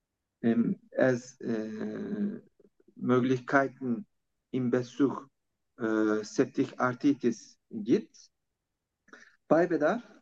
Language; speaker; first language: German; non-native, learner; Turkish